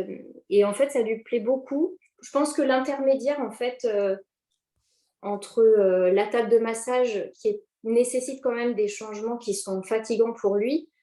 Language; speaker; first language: French; native; French